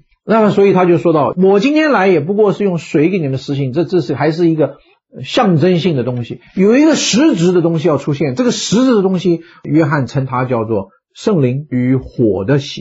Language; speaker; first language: Chinese; native; Chinese